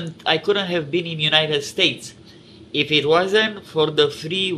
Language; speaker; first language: English; non-native, fluent; Romanian